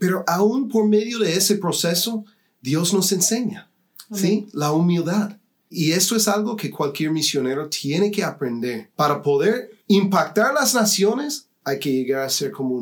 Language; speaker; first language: Spanish; non-native, fluent; English